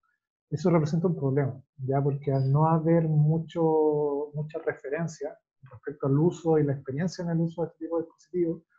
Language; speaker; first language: Spanish; native; Spanish